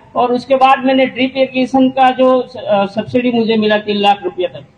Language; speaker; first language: Hindi; non-native, local second language; Gujarati